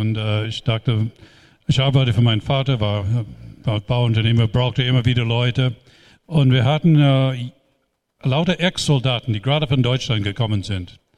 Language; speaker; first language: German; non-native, fluent; English